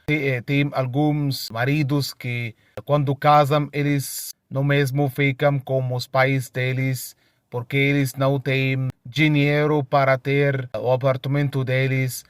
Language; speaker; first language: Portuguese; non-native, fluent; Arabic